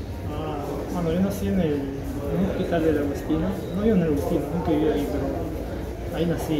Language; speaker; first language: Spanish; native; Spanish